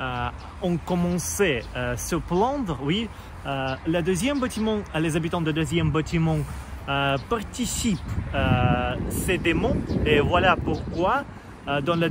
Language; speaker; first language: French; non-native, learner; Russian